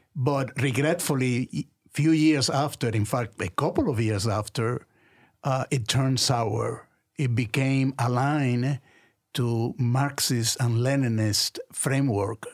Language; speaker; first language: English; non-native, fluent; Spanish